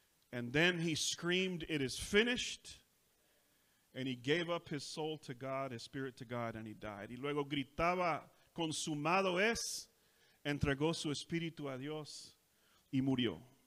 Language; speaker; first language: English; native; English